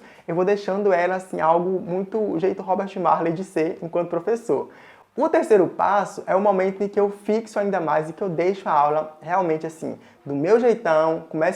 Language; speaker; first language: Portuguese; native; Portuguese